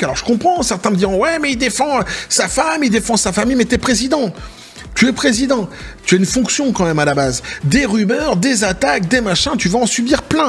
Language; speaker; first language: French; native; French